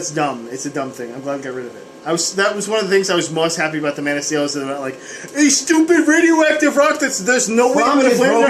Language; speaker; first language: English; native; English